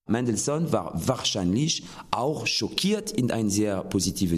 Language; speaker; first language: German; non-native, fluent; French